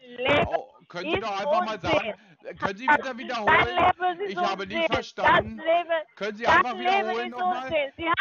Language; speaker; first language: German; native; German